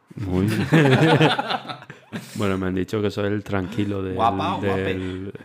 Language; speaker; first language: Spanish; early bilingual, other home language; Romanian